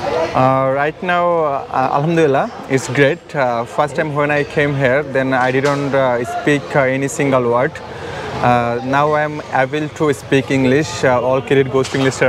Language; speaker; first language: English; non-native, learner; Bangla